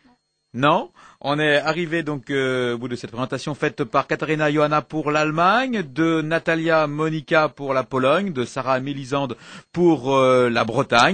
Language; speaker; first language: French; native; French